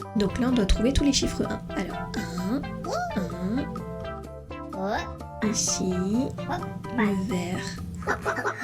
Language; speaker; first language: French; native; French